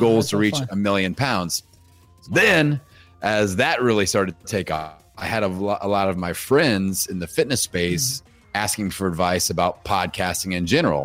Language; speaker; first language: English; native; English